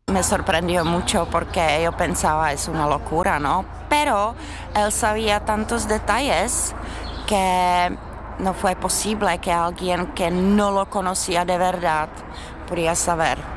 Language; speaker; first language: Spanish; non-native, fluent; Czech